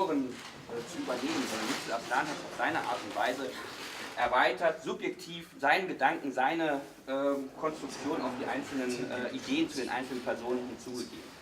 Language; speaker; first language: German; native; German